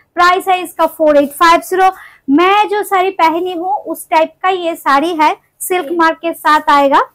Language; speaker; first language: Hindi; non-native, local second language; Bangla